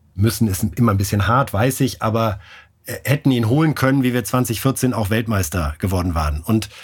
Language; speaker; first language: German; native; German